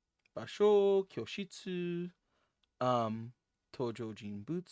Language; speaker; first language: Japanese; non-native, learner; English